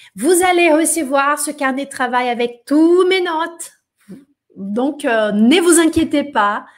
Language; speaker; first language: French; non-native, fluent; Portuguese